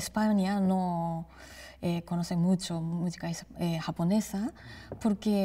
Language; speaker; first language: Spanish; non-native, learner; Japanese